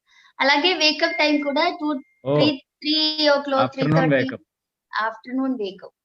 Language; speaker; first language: Telugu; non-native, learner; Malayalam